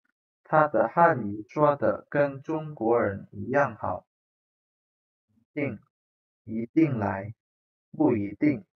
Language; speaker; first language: Chinese; non-native, fluent; Indonesian